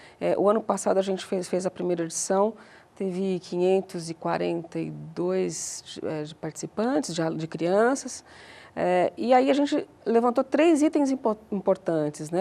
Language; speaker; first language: Portuguese; native; Portuguese